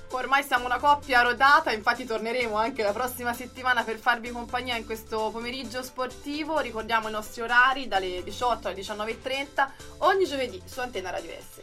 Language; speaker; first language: Italian; native; Italian